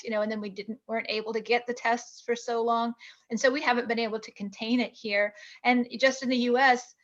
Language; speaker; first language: English; native; English